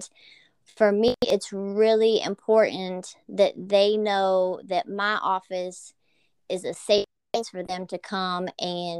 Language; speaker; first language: English; native; English